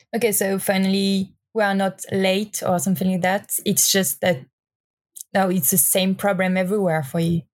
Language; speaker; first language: English; non-native, learner; French